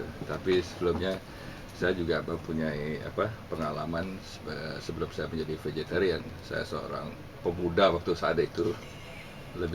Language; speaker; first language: Indonesian; non-native, local second language; Javanese